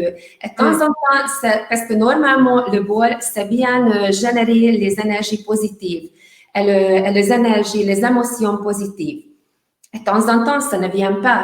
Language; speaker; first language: French; non-native, learner; Hungarian